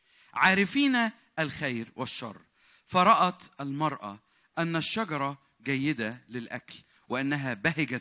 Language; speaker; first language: Arabic; native; Arabic